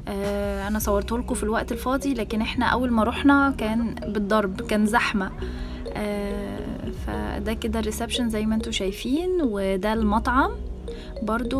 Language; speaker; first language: Arabic; native; Arabic